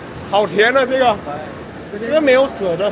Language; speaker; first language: Chinese; non-native, local second language; Indonesian